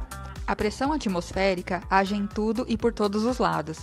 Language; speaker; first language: Portuguese; native; Portuguese